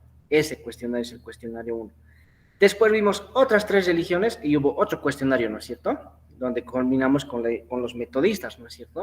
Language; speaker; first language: Spanish; native; Spanish